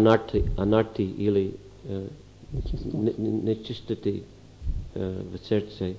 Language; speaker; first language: Russian; non-native, fluent; English